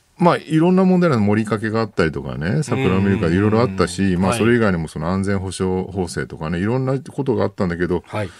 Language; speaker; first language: Japanese; native; Japanese